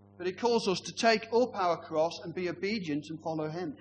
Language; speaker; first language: English; native; English